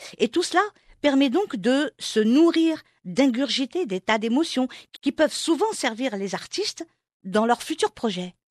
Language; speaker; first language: French; non-native, local second language; Arabic